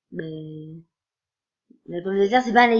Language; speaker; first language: French; native; French